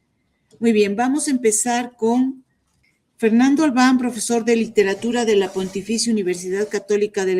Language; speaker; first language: Spanish; native; Spanish